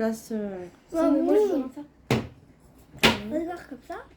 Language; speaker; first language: French; native; French